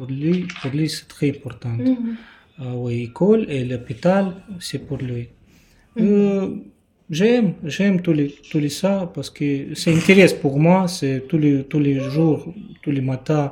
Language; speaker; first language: French; non-native, learner; Romanian